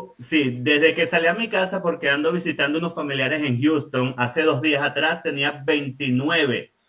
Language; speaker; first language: Spanish; native; Spanish